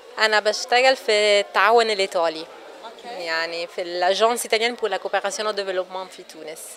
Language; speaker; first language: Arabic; non-native, fluent; Italian